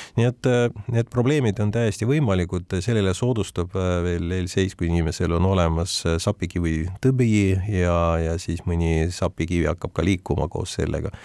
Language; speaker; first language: Estonian; non-native, local second language; Russian